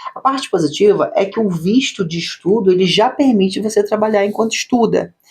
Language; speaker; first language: Portuguese; native; Portuguese